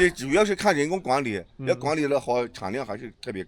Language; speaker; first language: Chinese; native; Chinese